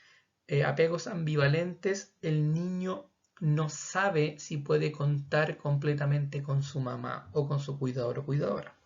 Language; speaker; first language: Spanish; native; Spanish